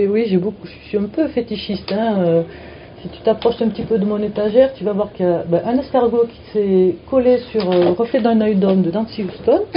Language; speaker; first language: French; native; French